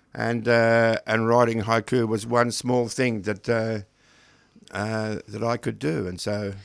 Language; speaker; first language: English; non-native, local second language; Ukrainian